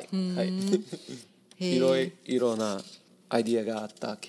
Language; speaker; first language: Japanese; non-native, learner; English